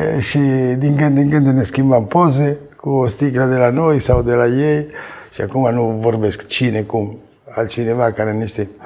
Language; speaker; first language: Romanian; non-native, fluent; Italian